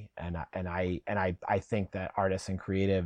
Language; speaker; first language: English; native; English